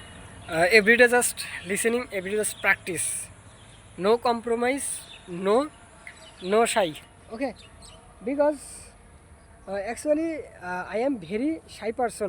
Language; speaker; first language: English; non-native, learner; Bangla